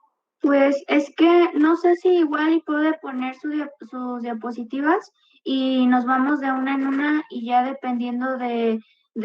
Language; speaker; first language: Spanish; native; Spanish